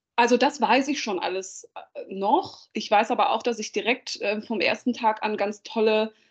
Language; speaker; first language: German; early bilingual, other home language; Dutch